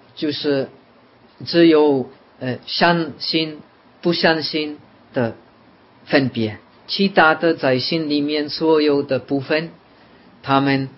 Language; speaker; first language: Chinese; non-native, fluent; Czech